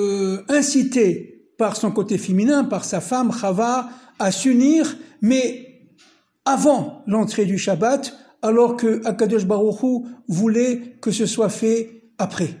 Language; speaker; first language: French; native; French